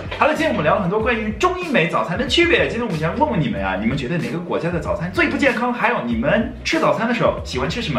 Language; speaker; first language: Chinese; non-native, fluent; English